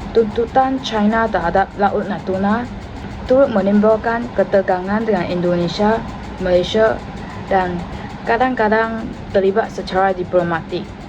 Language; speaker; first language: Malay; non-native, local second language; Chinese